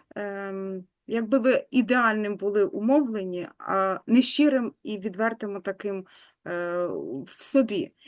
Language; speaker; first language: Ukrainian; native; Ukrainian